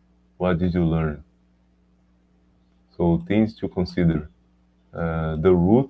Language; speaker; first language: English; non-native, learner; Portuguese